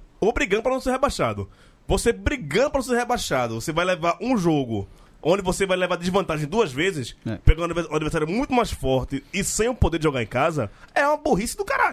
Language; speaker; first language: Portuguese; native; Portuguese